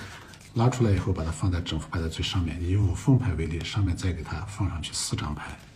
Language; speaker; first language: Chinese; native; Chinese